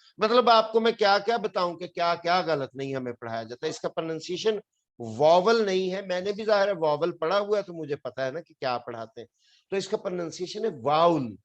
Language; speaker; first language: Urdu; non-native, local second language; Punjabi